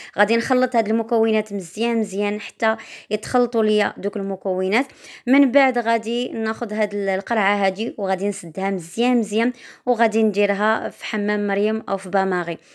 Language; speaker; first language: Arabic; native; Arabic